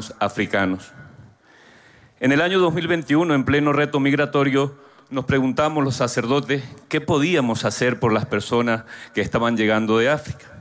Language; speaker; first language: Spanish; native; Spanish